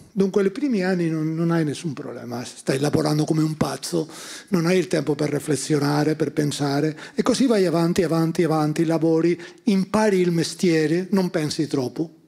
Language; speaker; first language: Italian; non-native, fluent; Spanish